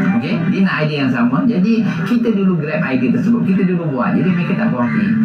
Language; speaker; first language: Malay; native; Malay